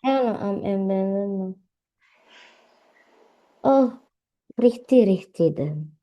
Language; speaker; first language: German; non-native, learner; Indonesian